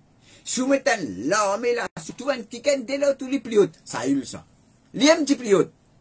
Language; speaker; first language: French; non-native, learner; Morisyen